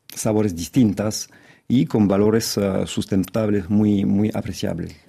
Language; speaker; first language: Spanish; non-native, fluent; French